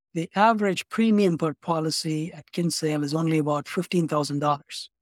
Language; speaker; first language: English; non-native, local second language; Tamil